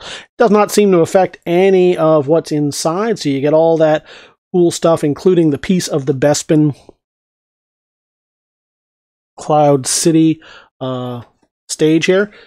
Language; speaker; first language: English; native; English